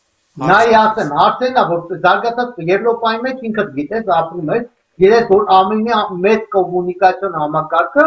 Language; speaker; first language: Armenian; native; Armenian